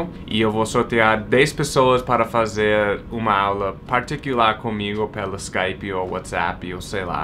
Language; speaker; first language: Portuguese; non-native, fluent; English